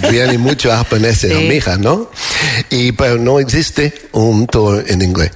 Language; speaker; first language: Spanish; non-native, learner; English